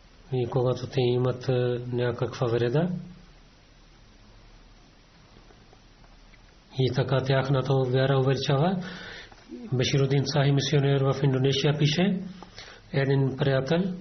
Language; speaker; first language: Bulgarian; non-native, fluent; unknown